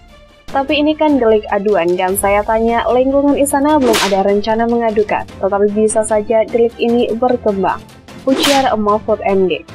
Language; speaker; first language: Indonesian; native; Indonesian